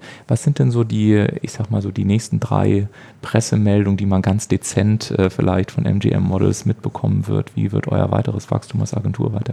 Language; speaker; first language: German; native; German